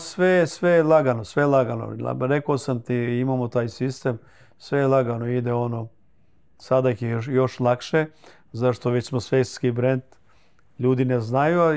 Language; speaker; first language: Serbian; early bilingual, heritage; Croatian